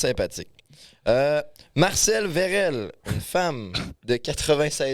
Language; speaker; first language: French; native; French